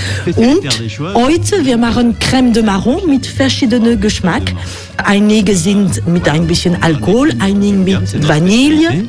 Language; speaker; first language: German; non-native, fluent; French